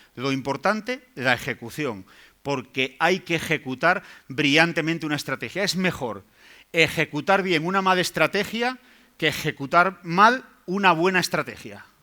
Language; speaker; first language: Spanish; native; Spanish